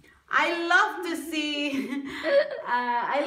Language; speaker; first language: English; non-native, learner; Indonesian